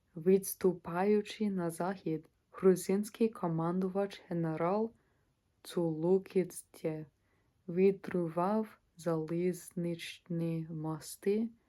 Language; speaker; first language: Ukrainian; non-native, learner; English